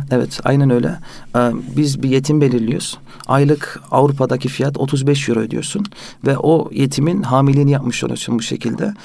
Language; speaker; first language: Turkish; early bilingual, heritage; Turkish